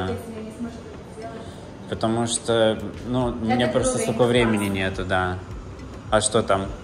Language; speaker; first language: Russian; native; Russian